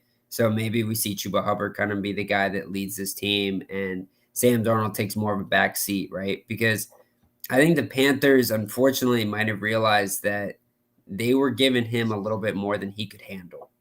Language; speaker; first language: English; native; English